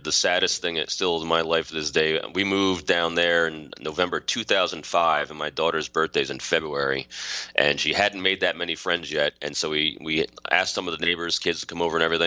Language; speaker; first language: English; native; English